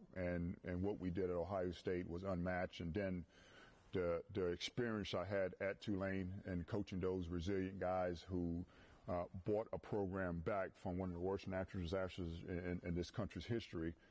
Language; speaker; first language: English; native; English